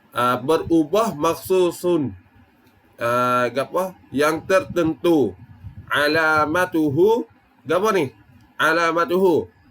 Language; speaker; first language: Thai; non-native, local second language; Malay